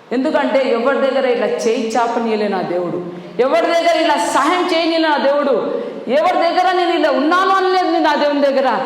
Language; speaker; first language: Telugu; non-native, local second language; Lambadi